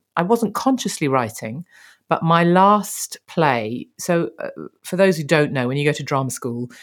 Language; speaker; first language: English; native; English